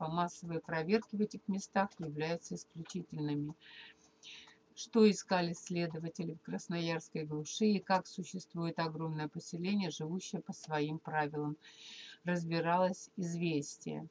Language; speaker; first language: Russian; native; Russian